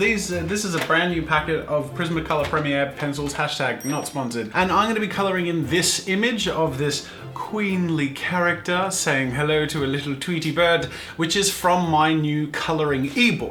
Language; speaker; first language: English; native; English